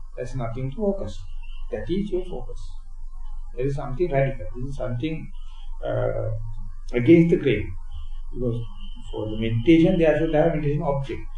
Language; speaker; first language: English; non-native, local second language; Sinhala